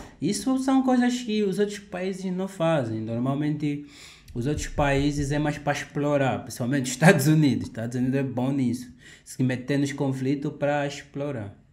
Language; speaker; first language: Portuguese; native; Portuguese